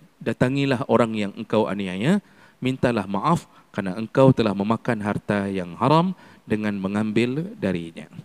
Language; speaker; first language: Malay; non-native, local second language; Achinese